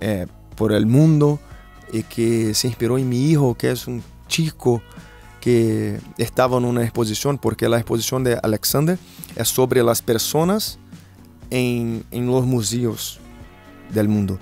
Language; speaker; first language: Spanish; non-native, fluent; Portuguese